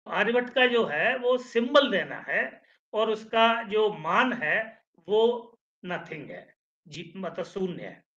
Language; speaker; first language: Hindi; native; Hindi